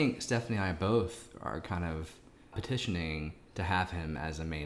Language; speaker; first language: English; native; English